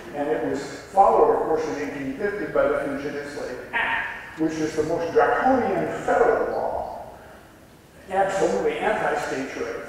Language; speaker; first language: English; native; English